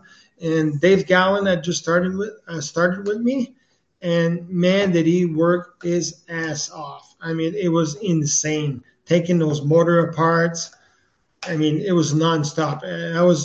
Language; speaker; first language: English; non-native, fluent; French